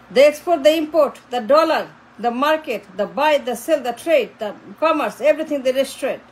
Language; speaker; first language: English; non-native, local second language; Bangla